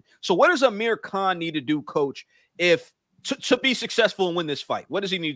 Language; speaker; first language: English; native; English